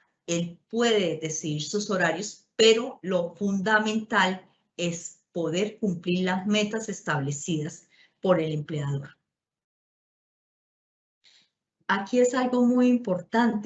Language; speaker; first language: Spanish; native; Spanish